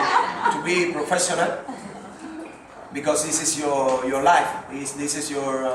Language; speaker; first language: English; non-native, learner; Spanish